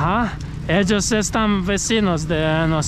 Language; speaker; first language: Spanish; non-native, learner; Croatian